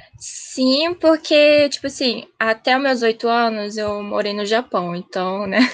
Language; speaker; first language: Portuguese; early bilingual, heritage; Japanese